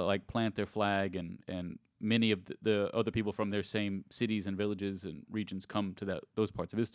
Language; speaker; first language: English; native; English